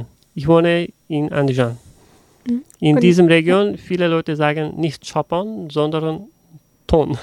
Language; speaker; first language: German; non-native, learner; Uzbek